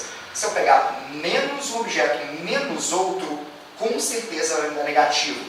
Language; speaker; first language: Portuguese; native; Portuguese